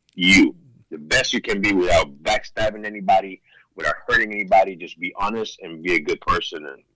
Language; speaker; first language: English; early bilingual, other home language; Spanish